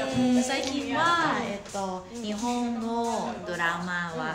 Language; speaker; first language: Japanese; non-native, learner; Thai